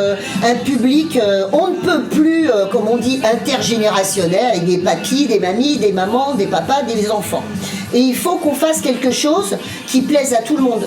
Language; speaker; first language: French; native; French